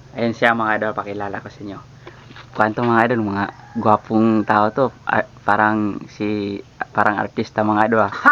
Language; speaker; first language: Filipino; native; Filipino